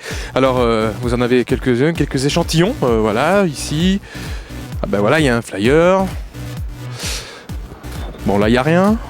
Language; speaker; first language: French; native; French